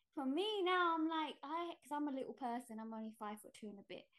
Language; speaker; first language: English; native; English